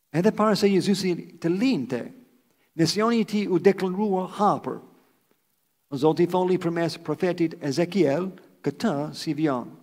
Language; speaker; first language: Albanian; non-native, fluent; English